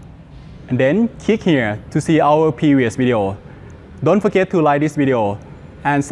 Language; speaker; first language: English; non-native, fluent; Thai